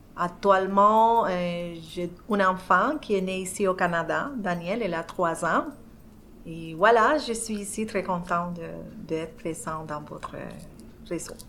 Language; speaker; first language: French; non-native, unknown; Spanish